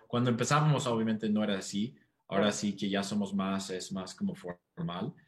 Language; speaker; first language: Spanish; non-native, fluent; English